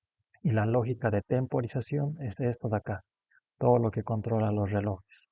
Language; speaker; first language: Spanish; native; Spanish